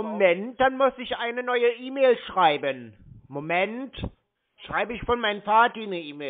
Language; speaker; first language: German; native; German